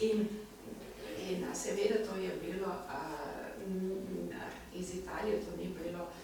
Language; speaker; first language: Slovenian; non-native, learner; German